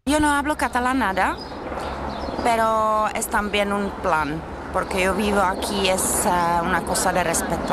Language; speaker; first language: Spanish; non-native, learner; Czech